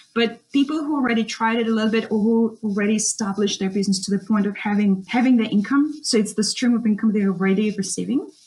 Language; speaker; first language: English; non-native, fluent; Russian